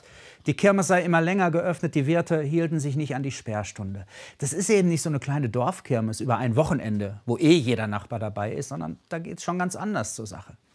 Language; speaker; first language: German; native; German